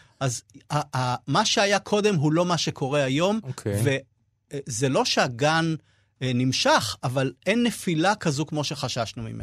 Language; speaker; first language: Hebrew; native; Hebrew